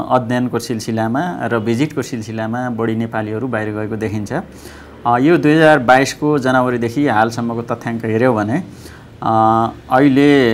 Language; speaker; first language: Nepali; native; Nepali